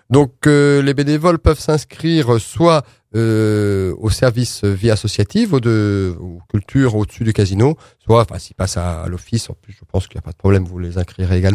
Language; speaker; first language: French; native; French